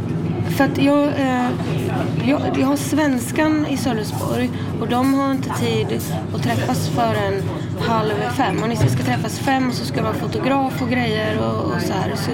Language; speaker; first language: Swedish; native; Swedish